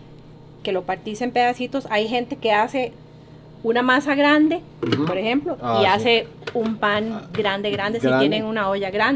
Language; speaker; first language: Spanish; native; Spanish